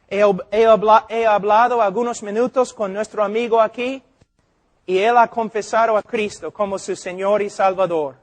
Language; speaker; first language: Spanish; non-native, fluent; English